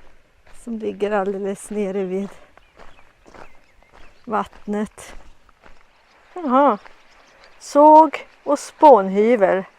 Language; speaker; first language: Swedish; native; Swedish